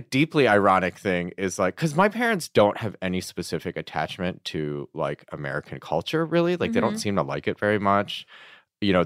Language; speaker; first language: English; native; English